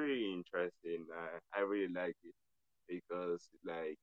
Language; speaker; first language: English; non-native, fluent; Spanish